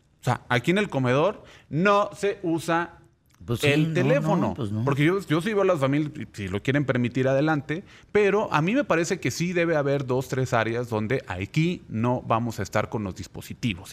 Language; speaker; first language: Spanish; native; Spanish